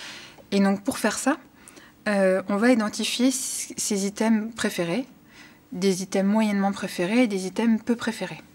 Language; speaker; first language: French; native; French